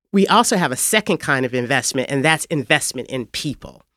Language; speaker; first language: English; native; English